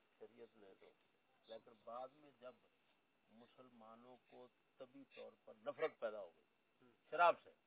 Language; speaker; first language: Urdu; non-native, local second language; Punjabi